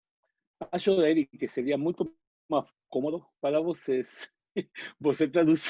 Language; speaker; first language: Portuguese; non-native, learner; Spanish